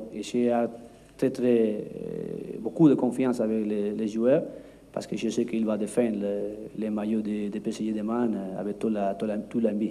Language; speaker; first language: French; non-native, learner; Spanish